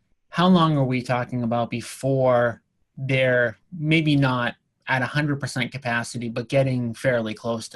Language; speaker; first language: English; native; English